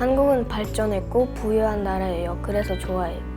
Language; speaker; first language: Korean; early bilingual, other home language; Russian